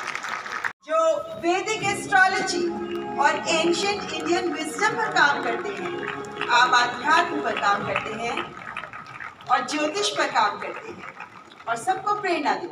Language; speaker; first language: Hindi; native; Hindi